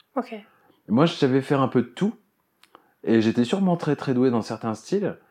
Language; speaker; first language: French; native; French